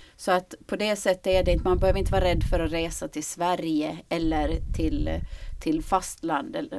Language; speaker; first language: Swedish; native; Swedish